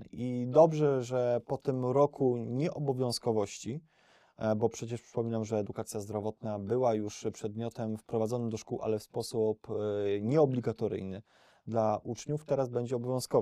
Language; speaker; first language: Polish; native; Polish